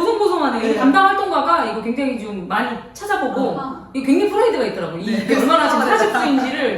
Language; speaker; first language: Korean; native; Korean